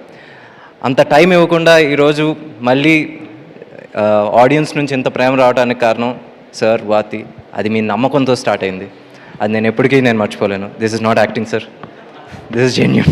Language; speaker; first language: Telugu; native; Telugu